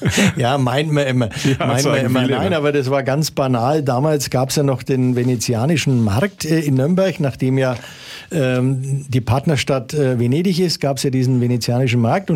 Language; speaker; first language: German; native; German